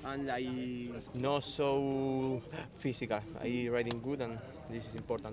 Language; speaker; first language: English; non-native, learner; Spanish